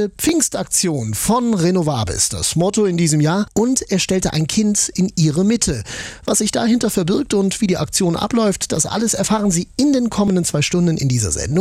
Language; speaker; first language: German; native; German